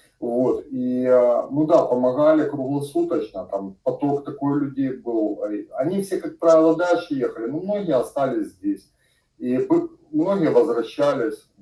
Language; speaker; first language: Russian; native; Russian